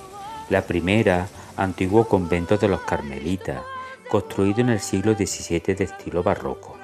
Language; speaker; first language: Spanish; native; Spanish